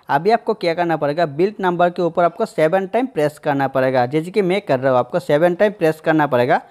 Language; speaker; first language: Hindi; non-native, local second language; Bangla